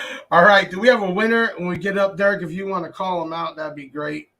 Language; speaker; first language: English; native; English